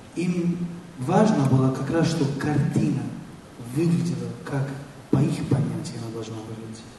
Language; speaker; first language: Russian; non-native, fluent; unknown